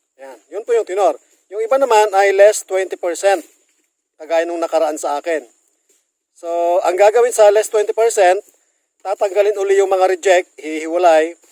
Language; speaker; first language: Filipino; native; Filipino